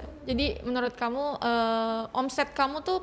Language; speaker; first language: Indonesian; native; Indonesian